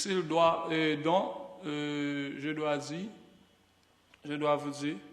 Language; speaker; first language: French; non-native, local second language; Haitian Creole